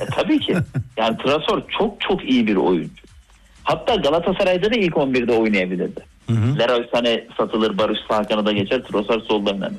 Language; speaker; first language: Turkish; native; Turkish